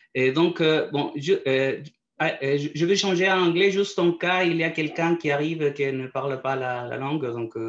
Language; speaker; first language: French; non-native, fluent; Spanish